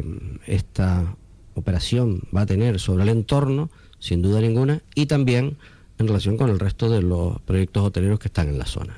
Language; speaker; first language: Spanish; native; Spanish